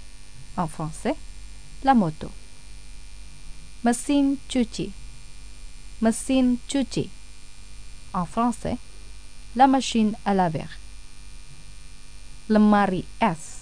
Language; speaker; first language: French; non-native, fluent; Indonesian